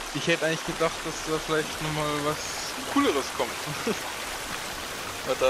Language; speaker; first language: German; native; German